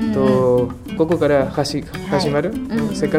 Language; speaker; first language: Japanese; non-native, learner; Spanish